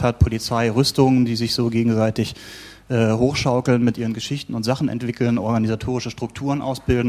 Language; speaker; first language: German; native; German